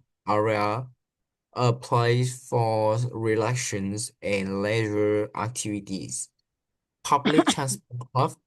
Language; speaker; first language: English; non-native, learner; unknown